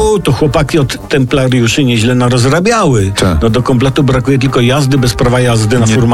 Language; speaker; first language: Polish; native; Polish